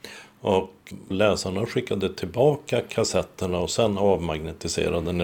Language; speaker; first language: Swedish; native; Swedish